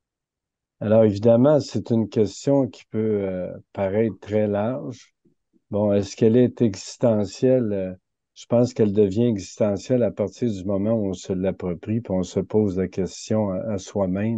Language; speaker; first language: French; native; French